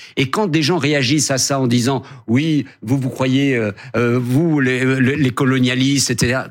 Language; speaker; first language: French; native; French